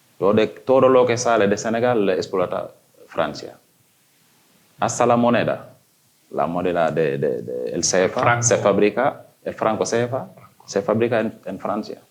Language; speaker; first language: Spanish; non-native, fluent; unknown